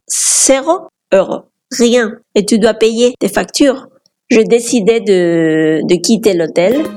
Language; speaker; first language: French; non-native, fluent; Spanish